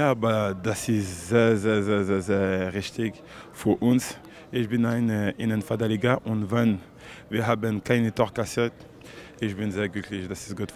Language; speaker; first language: German; non-native, learner; French